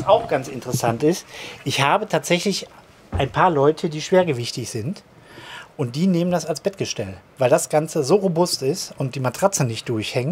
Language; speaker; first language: German; native; German